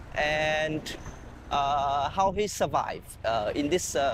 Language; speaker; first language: English; non-native, fluent; Vietnamese